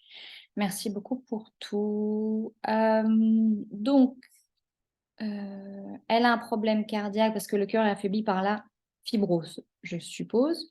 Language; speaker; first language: French; native; French